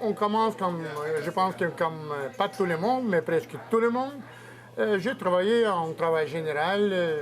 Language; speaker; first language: French; non-native, learner; Russian